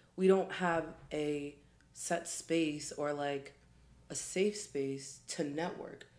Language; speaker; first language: English; native; English